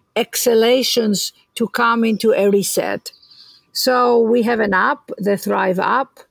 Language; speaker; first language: English; non-native, fluent; Greek